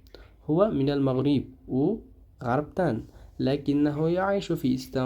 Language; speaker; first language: Arabic; non-native, fluent; Uzbek